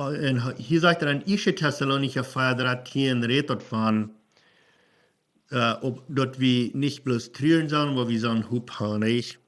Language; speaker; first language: German; non-native, learner; Plautdietsch